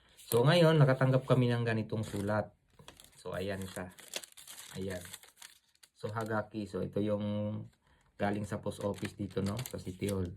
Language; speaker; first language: Filipino; native; Filipino